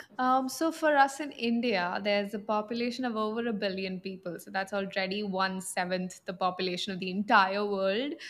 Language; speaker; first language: English; non-native, local second language; Punjabi